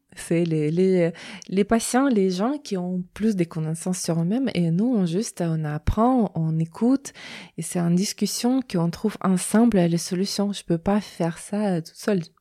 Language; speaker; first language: French; non-native, fluent; Russian